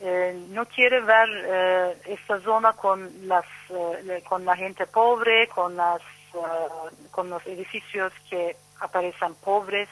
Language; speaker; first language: Spanish; non-native, fluent; Turkish